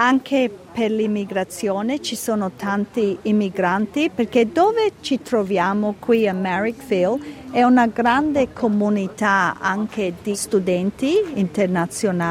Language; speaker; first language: Italian; early bilingual, heritage; Italian